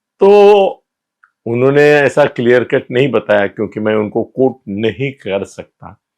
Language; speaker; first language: Hindi; native; Hindi